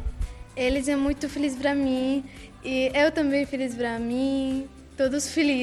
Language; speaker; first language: Portuguese; non-native, learner; Arabic